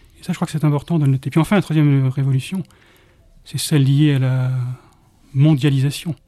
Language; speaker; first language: French; native; French